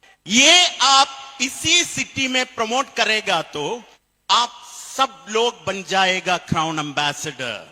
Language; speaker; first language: Hindi; non-native, fluent; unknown